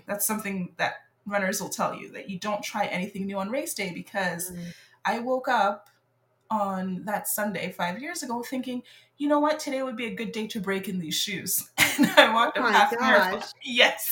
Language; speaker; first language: English; non-native, fluent; French